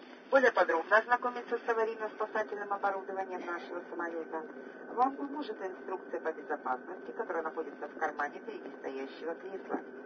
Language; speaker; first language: Russian; native; Russian